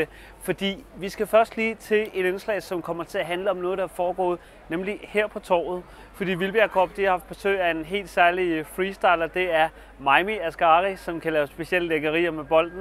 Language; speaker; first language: Danish; native; Danish